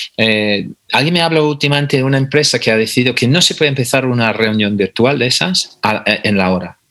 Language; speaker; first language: Spanish; non-native, fluent; English